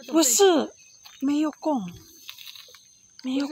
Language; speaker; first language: Chinese; non-native, learner; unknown